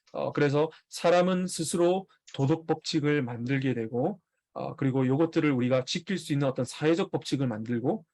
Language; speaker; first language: Korean; native; Korean